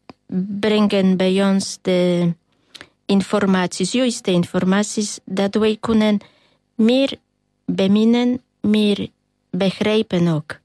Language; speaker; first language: Dutch; non-native, learner; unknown